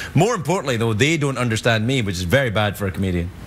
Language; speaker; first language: English; native; English